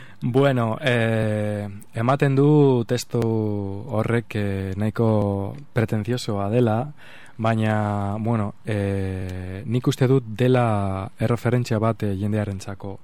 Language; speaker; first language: Basque; non-native, local second language; Spanish